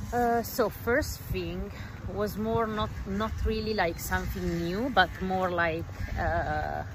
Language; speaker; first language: English; non-native, fluent; Italian